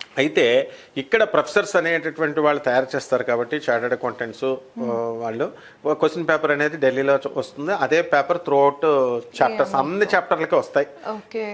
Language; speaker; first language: Telugu; native; Telugu